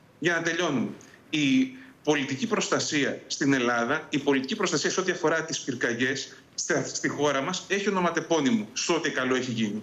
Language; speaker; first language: Greek; native; Greek